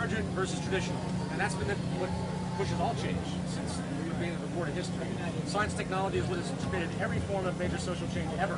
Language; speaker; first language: English; native; English